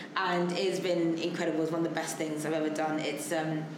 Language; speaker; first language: English; native; English